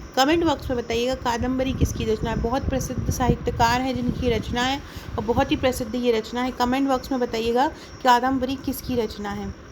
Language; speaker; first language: Hindi; native; Hindi